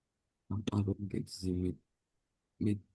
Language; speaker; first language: German; non-native, learner; Indonesian